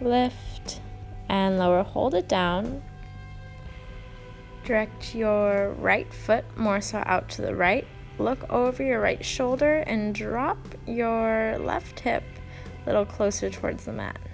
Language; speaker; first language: English; native; English